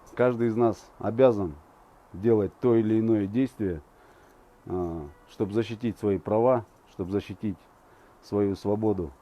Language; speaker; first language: Russian; non-native, local second language; Kazakh